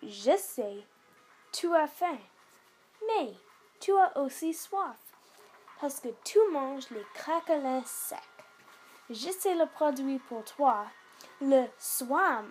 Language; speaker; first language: French; non-native, local second language; English